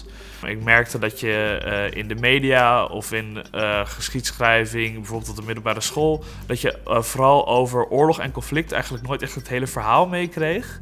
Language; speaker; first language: Dutch; native; Dutch